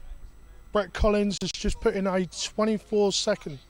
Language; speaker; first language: English; native; English